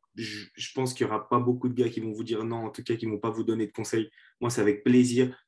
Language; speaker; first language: French; native; French